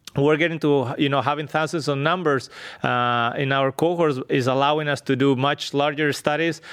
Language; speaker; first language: English; non-native, fluent; Spanish